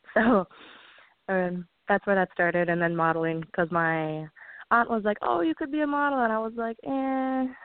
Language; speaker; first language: English; native; English